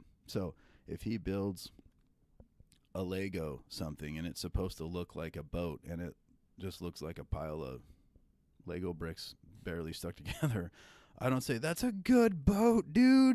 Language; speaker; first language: English; native; English